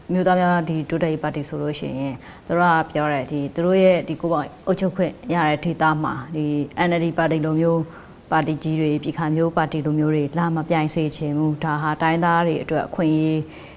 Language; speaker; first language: Burmese; native; Burmese